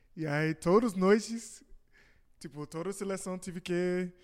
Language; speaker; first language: Portuguese; non-native, fluent; English